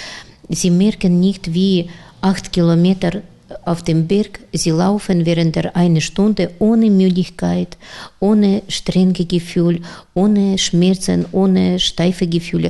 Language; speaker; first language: German; non-native, learner; Russian